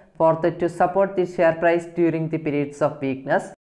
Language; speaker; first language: English; non-native, local second language; Malayalam